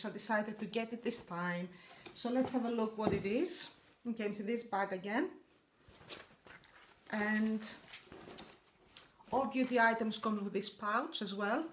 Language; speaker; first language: English; non-native, fluent; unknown